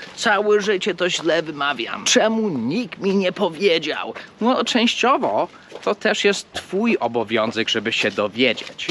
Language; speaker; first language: Polish; non-native, fluent; English